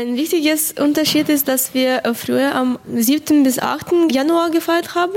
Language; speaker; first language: German; non-native, fluent; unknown